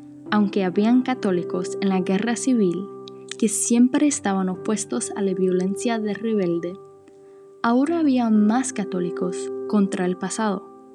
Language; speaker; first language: Spanish; non-native, fluent; English